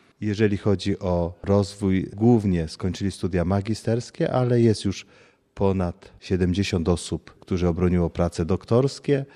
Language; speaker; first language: Polish; native; Polish